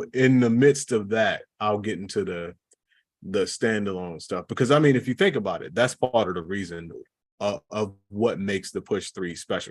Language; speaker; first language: English; native; English